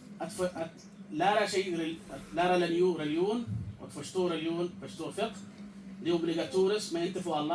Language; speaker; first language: Swedish; non-native, fluent; Urdu